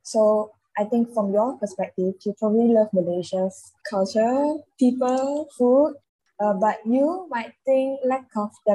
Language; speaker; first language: English; non-native, local second language; Chinese